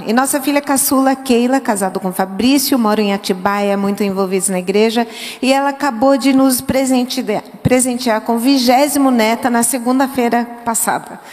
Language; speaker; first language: Portuguese; early bilingual, other home language; English